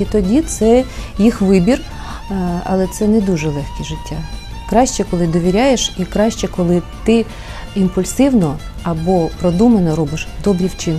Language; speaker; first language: Ukrainian; non-native, local second language; Russian